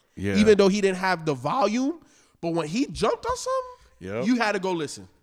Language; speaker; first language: English; native; English